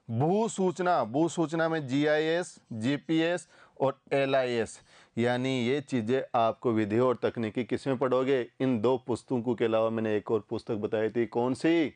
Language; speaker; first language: Hindi; native; Hindi